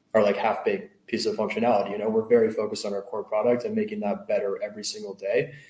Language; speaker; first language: English; native; English